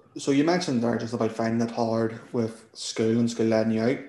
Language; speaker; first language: English; native; English